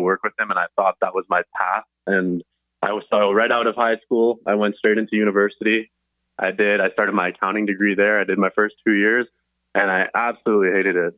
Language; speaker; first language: English; native; English